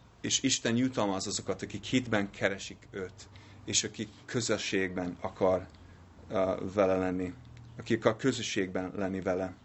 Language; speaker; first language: Hungarian; non-native, learner; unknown